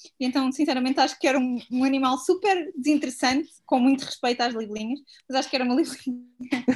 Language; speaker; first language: Portuguese; native; Portuguese